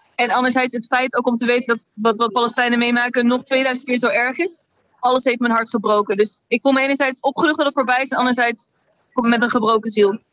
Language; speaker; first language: Dutch; native; Dutch